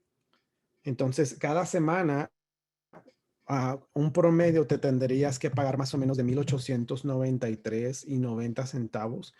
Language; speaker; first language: Spanish; native; Spanish